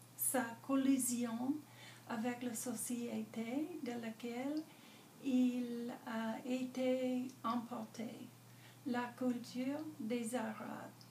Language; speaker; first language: French; non-native, learner; English